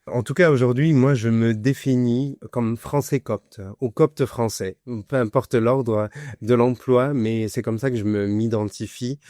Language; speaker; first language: French; non-native, fluent; Arabic